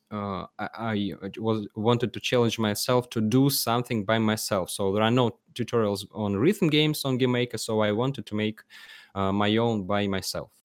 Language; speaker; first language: English; non-native, learner; Russian